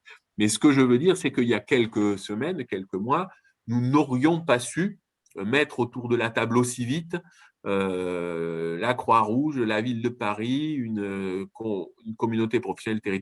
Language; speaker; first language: French; native; French